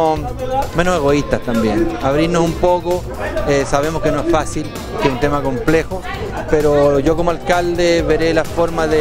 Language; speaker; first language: Spanish; native; Spanish